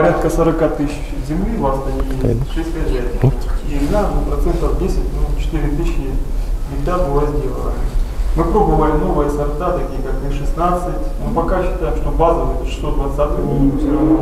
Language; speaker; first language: Russian; native; Russian